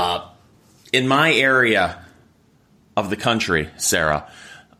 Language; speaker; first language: English; native; English